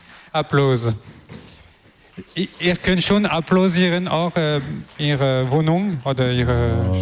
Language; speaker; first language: German; non-native, learner; French